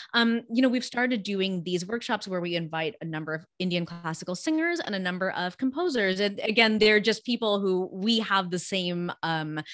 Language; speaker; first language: English; early bilingual, other home language; Gujarati